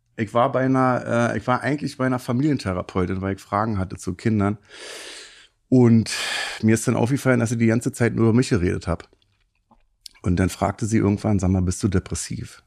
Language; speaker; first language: German; native; German